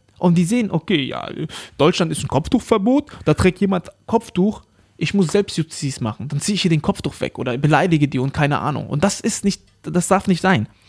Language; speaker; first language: German; early bilingual, other home language; Arabic